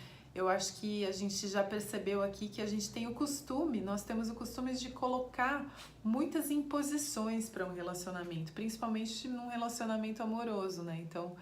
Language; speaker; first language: Portuguese; native; Portuguese